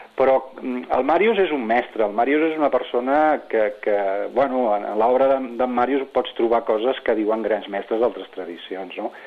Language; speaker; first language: Catalan; non-native, local second language; Spanish